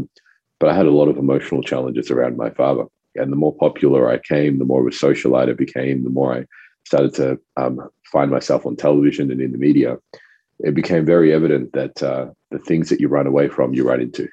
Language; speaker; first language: English; non-native, local second language; French